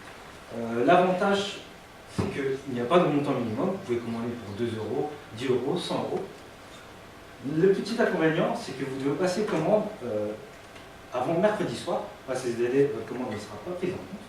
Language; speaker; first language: French; native; French